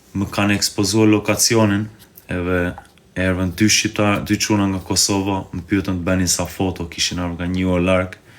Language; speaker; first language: Albanian; early bilingual, heritage; Albanian